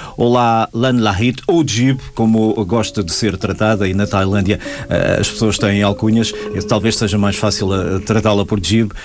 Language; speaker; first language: Portuguese; native; Portuguese